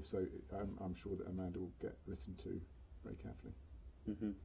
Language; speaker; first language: English; native; English